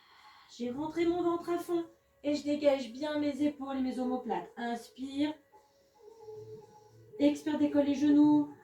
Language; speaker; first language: French; native; French